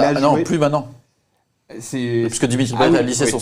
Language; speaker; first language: French; native; French